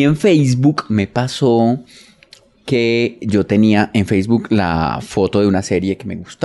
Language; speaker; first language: Spanish; native; Spanish